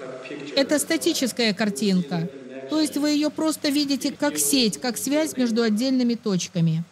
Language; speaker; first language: Russian; native; Russian